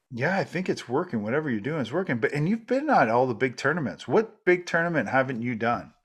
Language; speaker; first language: English; native; English